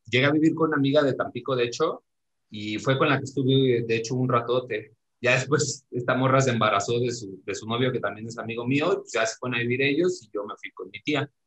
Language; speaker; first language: Spanish; native; Spanish